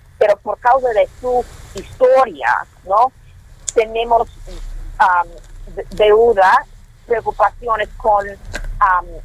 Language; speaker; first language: Spanish; non-native, fluent; English